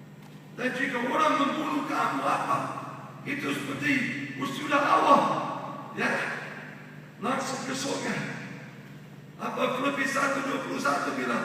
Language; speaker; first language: Indonesian; non-native, learner; English